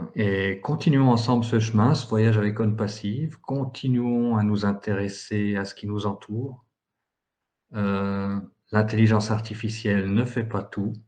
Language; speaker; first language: French; native; French